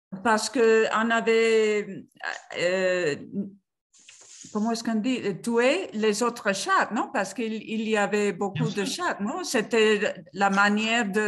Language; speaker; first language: French; non-native, fluent; Spanish